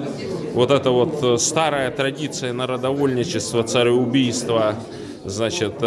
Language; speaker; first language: Russian; native; Russian